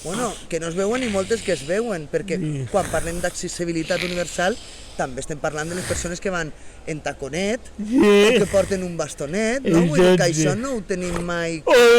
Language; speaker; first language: Catalan; native; Catalan